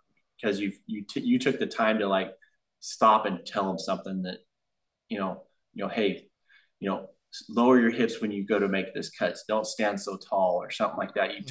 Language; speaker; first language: English; native; English